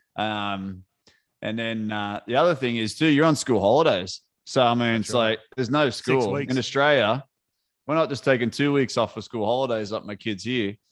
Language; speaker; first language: English; native; English